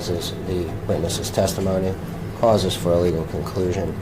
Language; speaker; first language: English; native; English